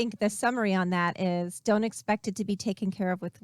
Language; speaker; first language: English; native; English